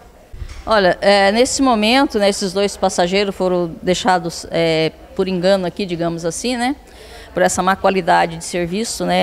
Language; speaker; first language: Portuguese; native; Portuguese